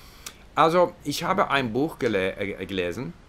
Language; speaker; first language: German; non-native, learner; English